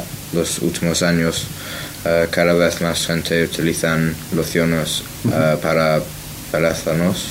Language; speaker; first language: Spanish; non-native, learner; English